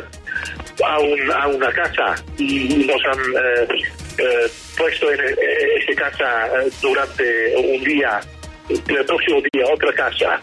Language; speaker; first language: Spanish; non-native, learner; Dutch